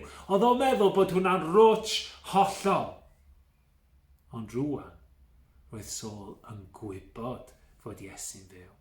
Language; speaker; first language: Welsh; native; Welsh